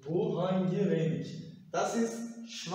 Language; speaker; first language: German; non-native, learner; Turkish